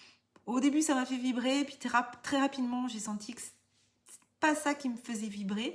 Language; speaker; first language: French; native; French